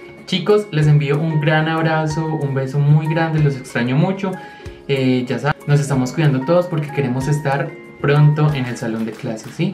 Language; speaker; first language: Spanish; native; Spanish